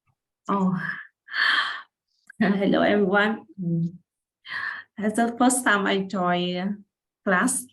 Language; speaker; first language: English; non-native, learner; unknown